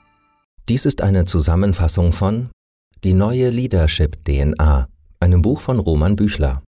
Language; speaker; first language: German; native; German